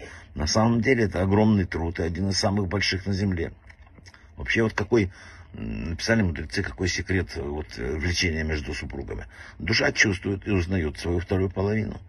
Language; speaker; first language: Russian; native; Russian